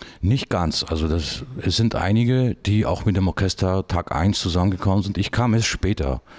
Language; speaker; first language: German; early bilingual, other home language; Georgian